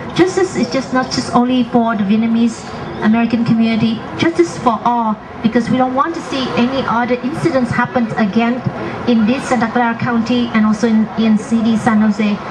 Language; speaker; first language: English; non-native, fluent; Vietnamese